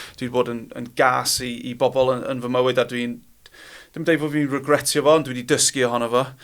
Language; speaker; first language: Welsh; non-native, local second language; English